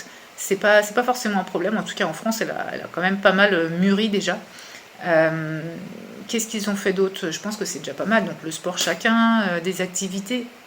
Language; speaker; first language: French; native; French